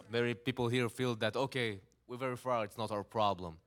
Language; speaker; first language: English; non-native, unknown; Hebrew